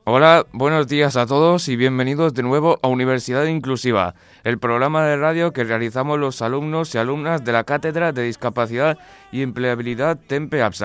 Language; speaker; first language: Spanish; native; Spanish